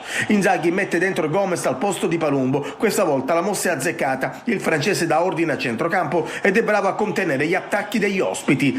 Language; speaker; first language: Italian; native; Italian